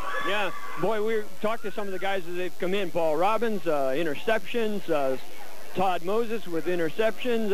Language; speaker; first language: English; native; English